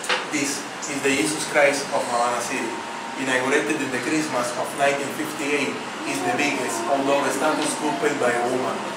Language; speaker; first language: English; non-native, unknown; Spanish